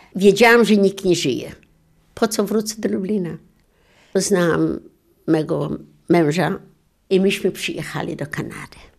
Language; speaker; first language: Polish; non-native, local second language; Yiddish